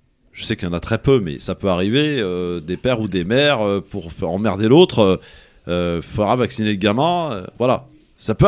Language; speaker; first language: French; native; French